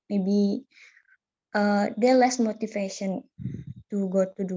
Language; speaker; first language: English; non-native, learner; Indonesian